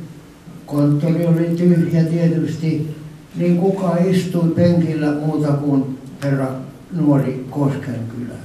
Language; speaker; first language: Finnish; non-native, local second language; Swedish